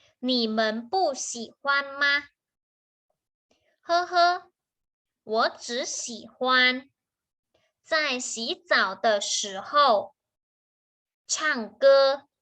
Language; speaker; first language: Chinese; non-native, fluent; Thai